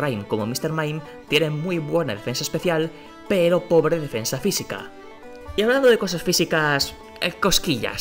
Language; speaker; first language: Spanish; native; Spanish